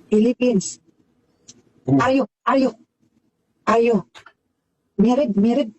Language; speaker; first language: English; non-native, learner; Filipino